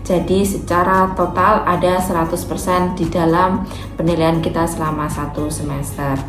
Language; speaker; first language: Indonesian; native; Indonesian